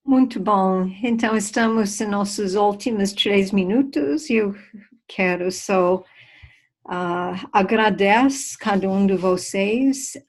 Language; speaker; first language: Portuguese; non-native, fluent; English